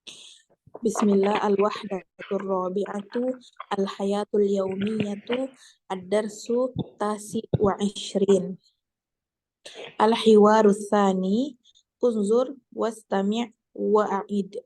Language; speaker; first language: Arabic; non-native, fluent; Indonesian